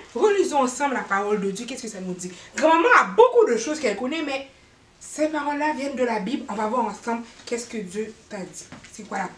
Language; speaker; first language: French; native; French